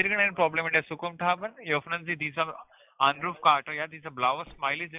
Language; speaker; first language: German; non-native, learner; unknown